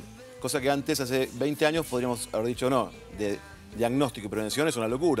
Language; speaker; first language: Spanish; native; Spanish